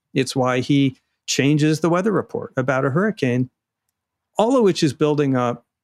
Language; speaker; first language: English; native; English